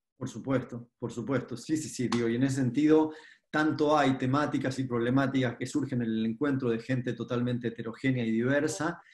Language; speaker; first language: Spanish; native; Spanish